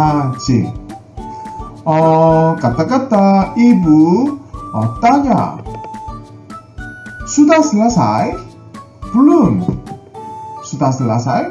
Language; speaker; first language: Indonesian; non-native, learner; Korean